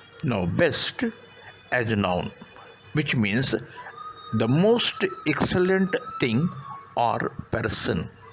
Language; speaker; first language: English; non-native, local second language; Telugu